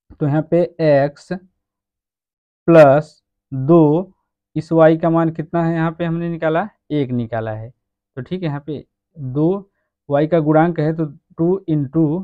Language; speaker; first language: Hindi; native; Hindi